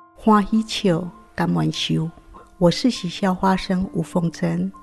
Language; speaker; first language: Chinese; native; Chinese